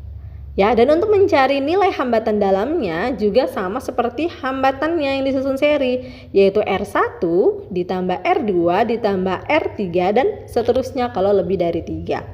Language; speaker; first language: Indonesian; native; Indonesian